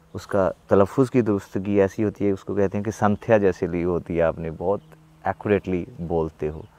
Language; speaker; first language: Hindi; native; Hindi